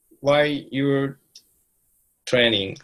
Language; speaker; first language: English; non-native, learner; Japanese